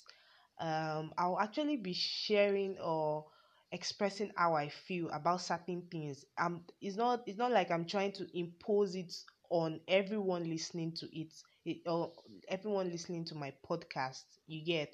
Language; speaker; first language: English; non-native, local second language; Yoruba